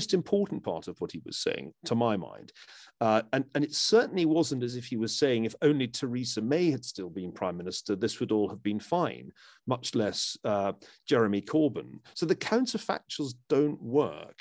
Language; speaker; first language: English; native; English